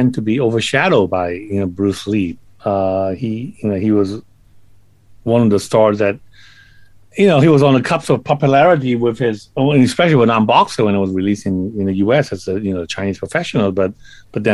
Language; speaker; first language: English; non-native, local second language; Cantonese